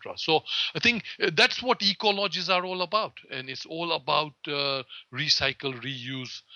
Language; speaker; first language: English; non-native, local second language; Gujarati